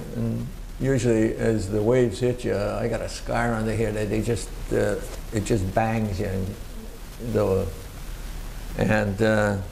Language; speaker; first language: English; native; English